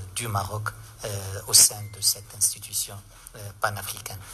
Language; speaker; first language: French; non-native, local second language; Arabic